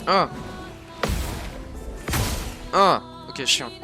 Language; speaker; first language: French; native; French